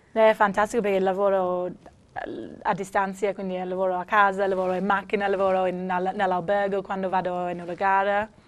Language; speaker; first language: Italian; non-native, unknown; English